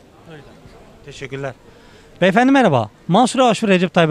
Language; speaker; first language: Turkish; native; Turkish